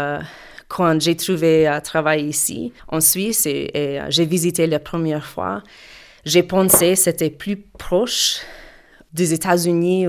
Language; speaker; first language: French; non-native, fluent; English